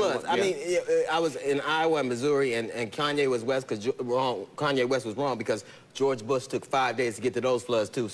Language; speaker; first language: English; native; English